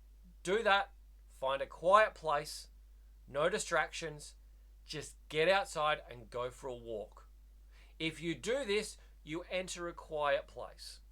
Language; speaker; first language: English; native; English